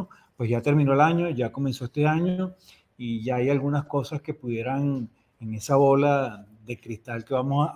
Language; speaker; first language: Spanish; native; Spanish